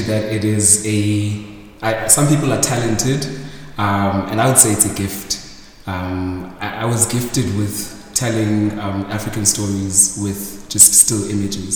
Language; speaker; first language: English; non-native, local second language; Xhosa